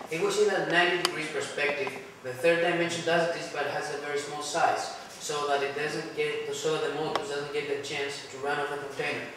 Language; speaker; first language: English; non-native, fluent; Greek